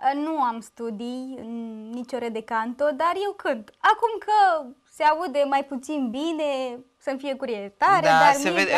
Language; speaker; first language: Romanian; native; Romanian